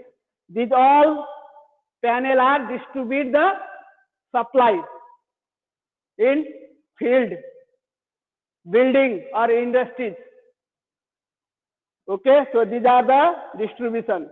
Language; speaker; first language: English; non-native, learner; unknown